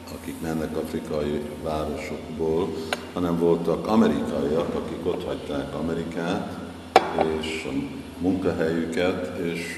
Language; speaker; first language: Hungarian; non-native, fluent; English